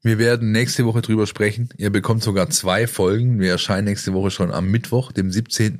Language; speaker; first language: German; native; German